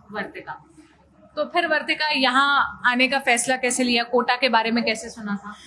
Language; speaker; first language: Hindi; native; Hindi